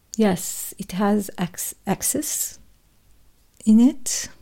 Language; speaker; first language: English; non-native, fluent; Hebrew